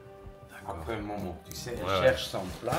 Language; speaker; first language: French; non-native, local second language; German